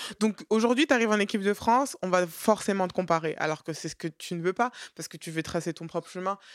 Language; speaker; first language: French; native; French